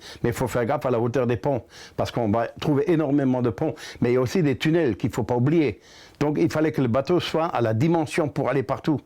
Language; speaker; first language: French; native; French